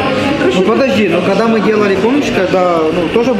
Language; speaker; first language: Russian; native; Russian